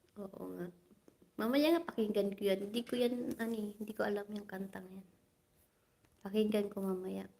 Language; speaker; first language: Filipino; non-native, local second language; Waray